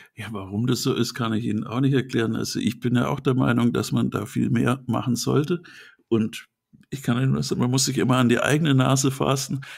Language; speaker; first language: German; native; German